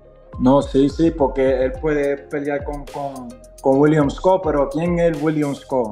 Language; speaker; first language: Spanish; early bilingual, heritage; Spanish